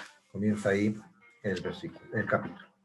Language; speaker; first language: Spanish; native; Spanish